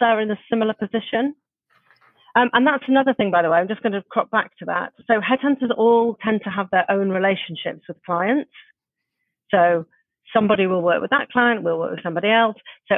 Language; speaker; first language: English; native; English